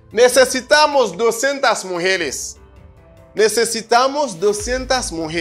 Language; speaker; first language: Spanish; non-native, fluent; Haitian Creole